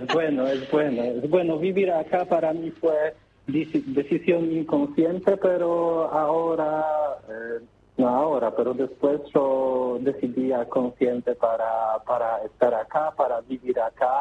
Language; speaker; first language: Spanish; non-native, learner; Polish